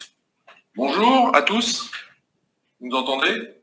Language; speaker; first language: French; native; French